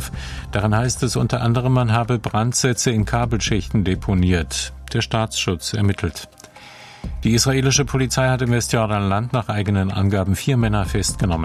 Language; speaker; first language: German; native; German